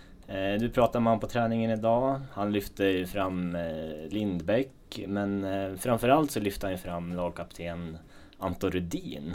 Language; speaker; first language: Swedish; native; Swedish